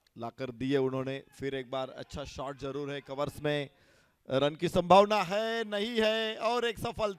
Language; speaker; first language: Hindi; non-native, local second language; Marathi